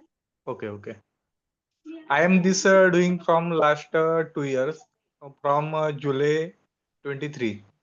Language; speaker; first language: English; non-native, learner; Hindi